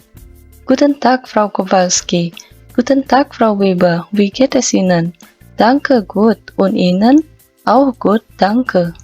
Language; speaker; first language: German; non-native, fluent; Indonesian